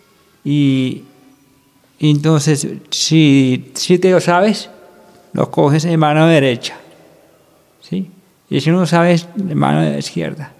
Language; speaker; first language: Spanish; non-native, local second language; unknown